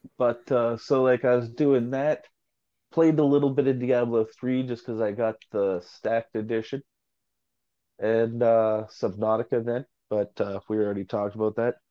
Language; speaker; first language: English; native; English